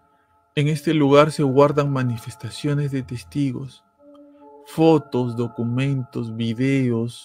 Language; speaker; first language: Spanish; native; Spanish